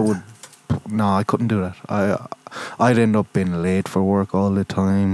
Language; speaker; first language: English; native; English